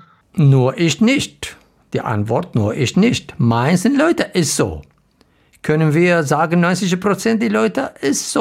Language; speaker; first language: German; non-native, learner; Arabic